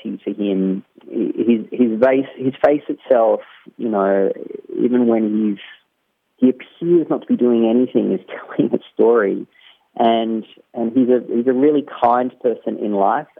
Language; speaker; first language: English; native; English